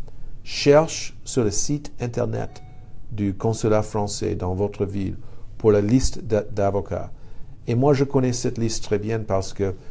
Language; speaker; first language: French; non-native, fluent; English